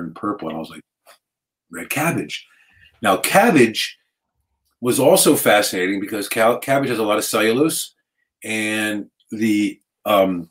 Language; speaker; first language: English; native; English